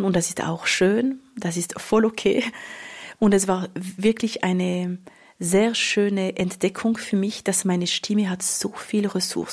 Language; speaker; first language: German; non-native, local second language; French